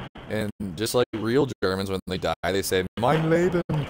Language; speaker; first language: English; native; English